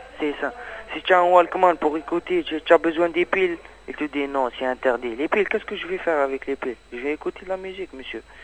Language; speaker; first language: French; non-native, learner; Arabic